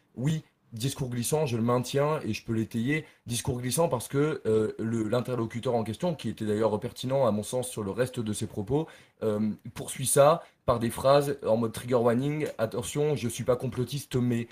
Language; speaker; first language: French; native; French